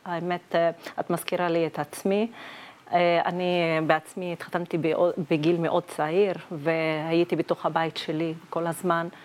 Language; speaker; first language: Hebrew; non-native, local second language; Arabic